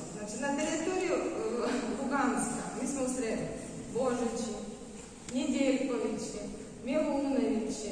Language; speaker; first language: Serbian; non-native, fluent; Russian